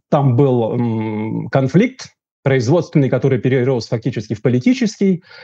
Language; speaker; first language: Russian; native; Russian